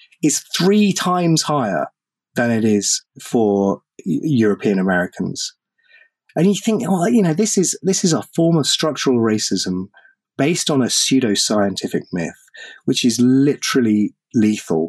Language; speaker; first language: English; native; English